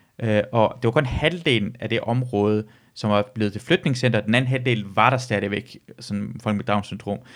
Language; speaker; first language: Danish; early bilingual, other home language; Persian